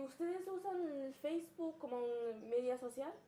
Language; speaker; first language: Spanish; non-native, learner; Mongolian